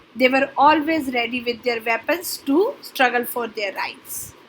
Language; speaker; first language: English; non-native, local second language; Punjabi